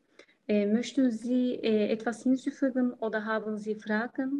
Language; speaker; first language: German; non-native, learner; Turkish